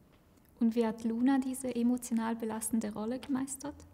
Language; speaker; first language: German; native; German